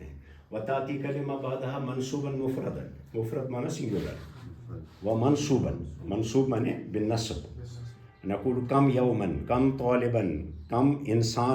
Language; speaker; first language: Arabic; non-native, fluent; Kashmiri